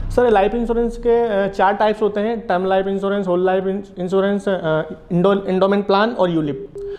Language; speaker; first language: Hindi; native; Hindi